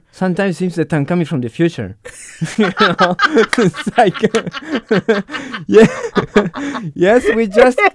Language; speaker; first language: English; non-native, fluent; Italian